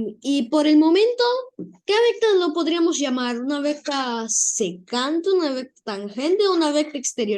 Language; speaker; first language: Spanish; native; Spanish